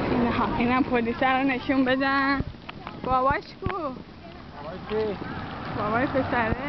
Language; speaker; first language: Persian; native; Persian